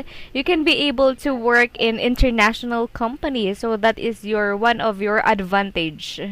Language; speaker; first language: English; non-native, fluent; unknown